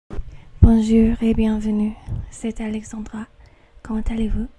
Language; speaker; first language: French; non-native, learner; English